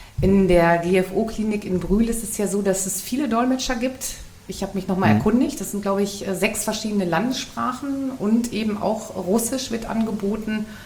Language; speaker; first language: German; native; German